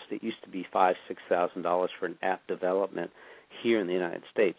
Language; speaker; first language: English; native; English